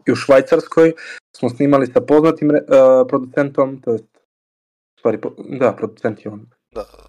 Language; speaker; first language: Serbian; native; Serbian